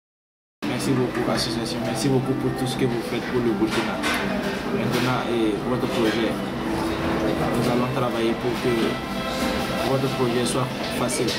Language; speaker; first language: French; non-native, learner; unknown